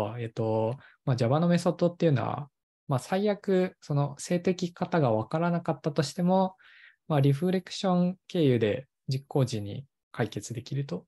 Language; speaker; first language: Japanese; native; Japanese